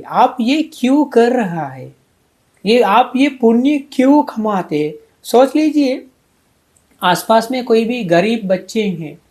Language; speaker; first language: Hindi; non-native, fluent; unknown